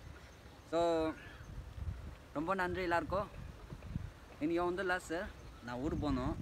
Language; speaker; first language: Tamil; non-native, learner; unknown